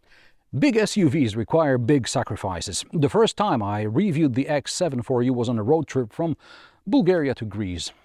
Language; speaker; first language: English; non-native, fluent; Polish